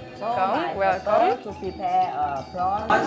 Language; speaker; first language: English; non-native, learner; Polish